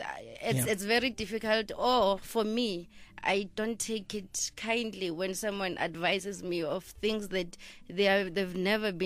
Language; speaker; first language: English; non-native, local second language; Zulu